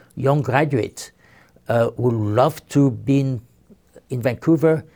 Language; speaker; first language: English; non-native, fluent; French